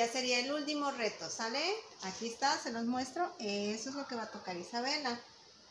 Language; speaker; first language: Spanish; native; Spanish